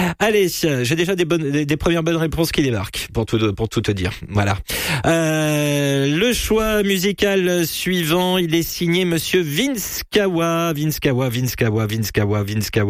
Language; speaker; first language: French; native; French